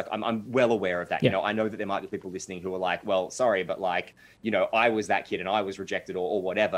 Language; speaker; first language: English; native; English